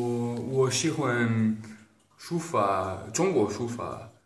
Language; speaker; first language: Chinese; non-native, learner; French